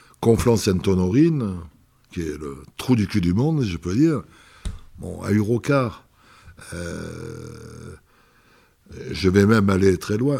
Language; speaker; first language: French; native; French